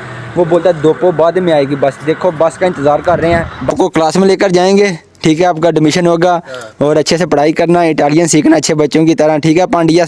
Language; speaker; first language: Hindi; non-native, local second language; Punjabi